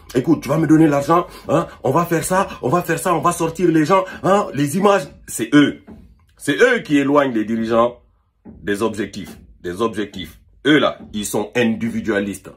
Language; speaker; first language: French; non-native, local second language; Fula